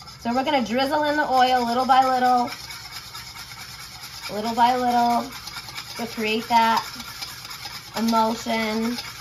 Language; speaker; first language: English; early bilingual, other home language; Portuguese